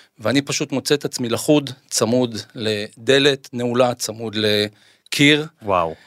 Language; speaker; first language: Hebrew; native; Hebrew